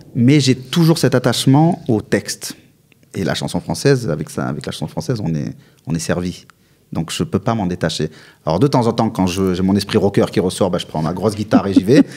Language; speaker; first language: French; native; French